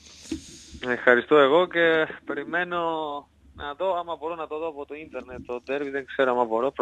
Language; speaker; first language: Greek; non-native, learner; Spanish